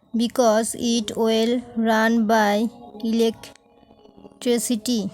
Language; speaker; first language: English; non-native, local second language; Bangla